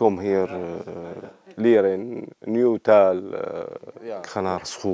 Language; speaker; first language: Dutch; non-native, learner; Arabic